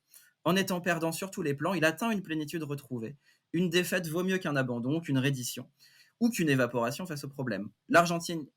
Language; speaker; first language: French; native; French